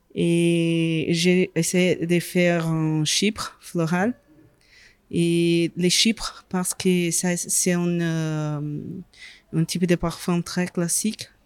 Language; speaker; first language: French; non-native, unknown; Portuguese